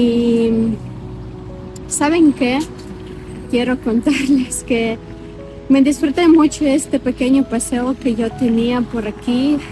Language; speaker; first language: Spanish; non-native, fluent; Ukrainian